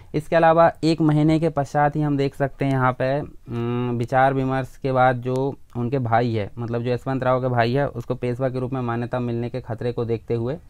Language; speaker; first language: Hindi; native; Hindi